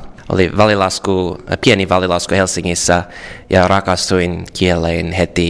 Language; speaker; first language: Finnish; non-native, learner; English